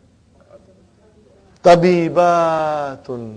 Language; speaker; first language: Arabic; non-native, fluent; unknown